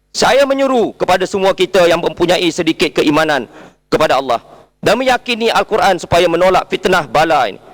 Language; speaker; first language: Malay; native; Malay